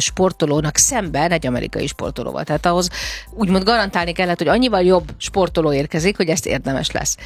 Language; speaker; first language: Hungarian; native; Hungarian